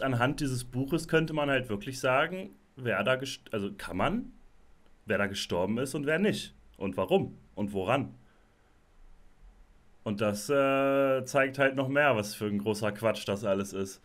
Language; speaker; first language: German; native; German